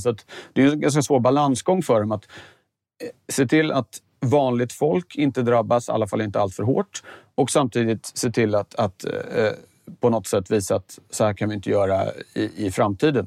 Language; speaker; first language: Swedish; native; Swedish